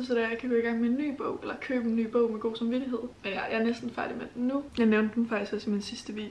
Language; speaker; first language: Danish; native; Danish